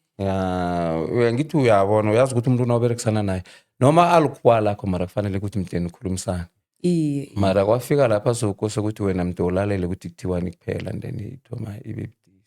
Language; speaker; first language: Zulu; non-native, local second language; South Ndebele